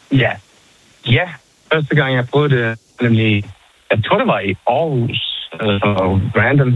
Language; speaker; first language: Danish; non-native, local second language; Faroese